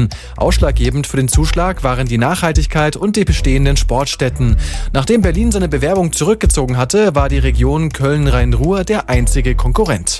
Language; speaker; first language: German; native; German